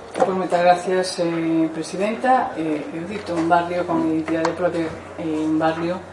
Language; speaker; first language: Spanish; native; Spanish